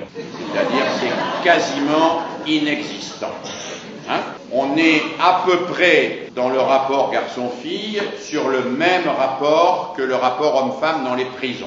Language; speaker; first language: French; native; French